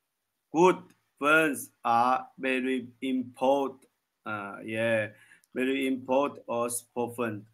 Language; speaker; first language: English; non-native, learner; Chinese